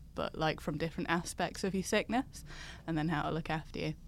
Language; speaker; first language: English; native; English